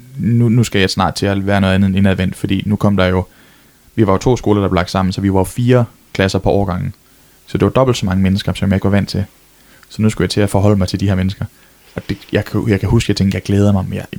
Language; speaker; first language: Danish; native; Danish